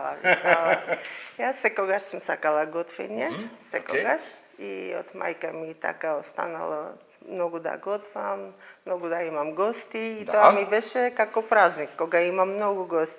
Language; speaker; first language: Macedonian; non-native, fluent; Armenian